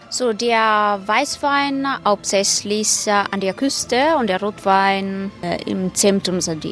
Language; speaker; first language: German; non-native, fluent; Italian